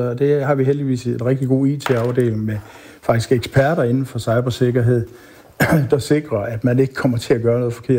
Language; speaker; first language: Danish; native; Danish